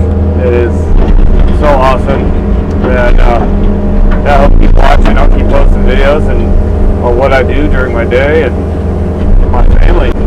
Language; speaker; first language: English; native; English